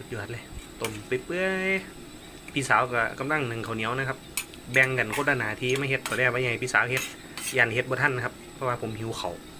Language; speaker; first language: Thai; native; Thai